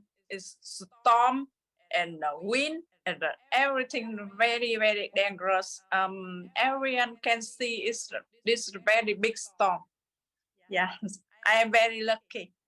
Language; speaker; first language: English; non-native, learner; Vietnamese